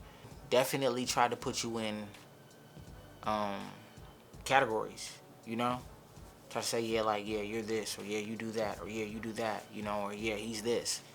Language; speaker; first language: English; early bilingual, other home language; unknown